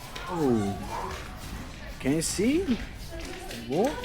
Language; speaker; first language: English; non-native, learner; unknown